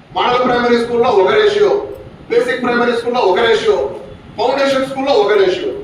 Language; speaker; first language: Telugu; native; Telugu